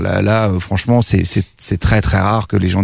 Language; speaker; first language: French; native; French